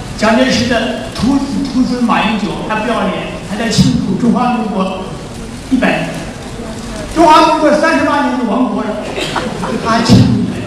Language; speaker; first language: Chinese; native; Chinese